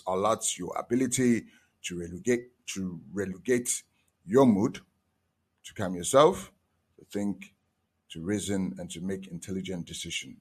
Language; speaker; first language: English; non-native, local second language; Igbo